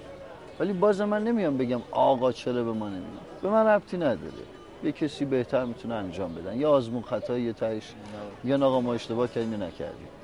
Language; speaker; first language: Persian; native; Persian